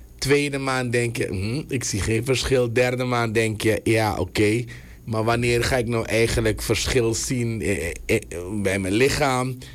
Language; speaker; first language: Dutch; native; Dutch